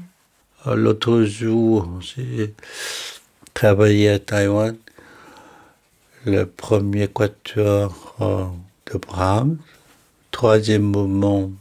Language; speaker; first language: French; non-native, fluent; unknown